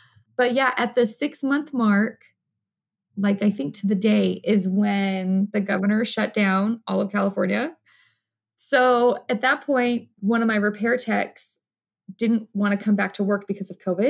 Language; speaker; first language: English; native; English